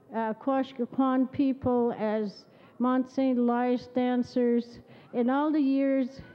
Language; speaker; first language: English; native; English